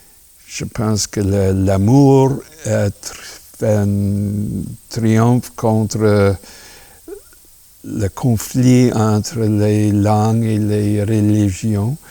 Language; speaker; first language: French; non-native, local second language; English